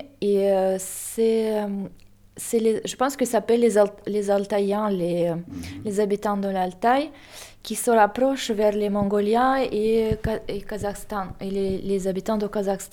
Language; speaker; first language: French; non-native, fluent; Russian